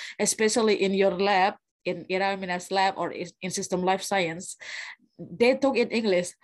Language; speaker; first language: English; non-native, fluent; Indonesian